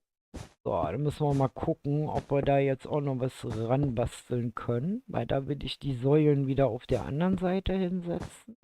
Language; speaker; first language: German; native; German